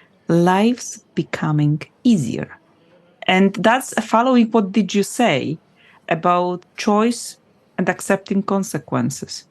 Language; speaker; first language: English; non-native, fluent; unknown